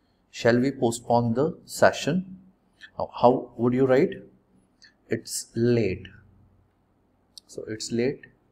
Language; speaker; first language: English; non-native, local second language; Hindi